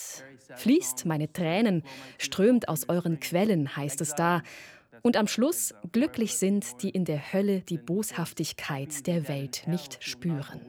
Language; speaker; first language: German; native; German